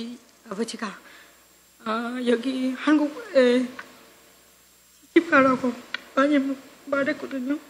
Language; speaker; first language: Korean; non-native, learner; Vietnamese